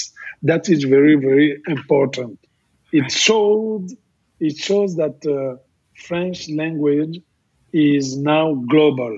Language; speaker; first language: English; non-native, fluent; French